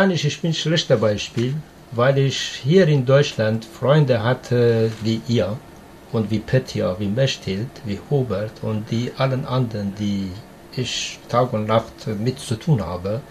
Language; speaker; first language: German; non-native, learner; Persian